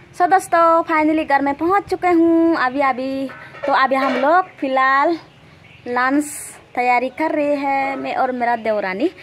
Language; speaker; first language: Hindi; non-native, local second language; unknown